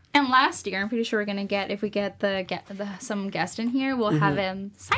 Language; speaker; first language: English; native; English